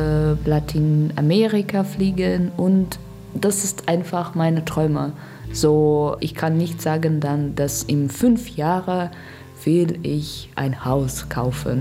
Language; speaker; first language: German; non-native, learner; Russian